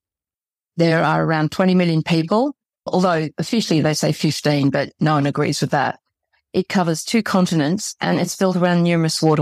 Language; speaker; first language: English; native; English